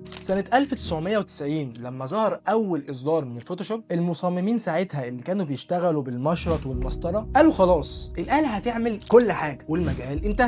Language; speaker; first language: Arabic; native; Arabic